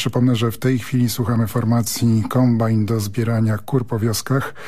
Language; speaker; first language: Polish; native; Polish